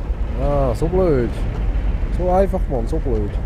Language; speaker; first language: German; native; German